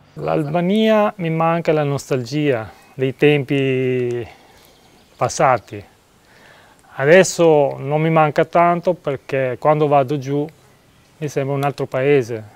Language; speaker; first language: Italian; non-native, fluent; Albanian